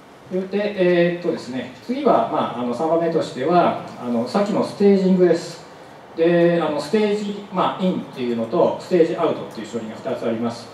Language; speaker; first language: Japanese; native; Japanese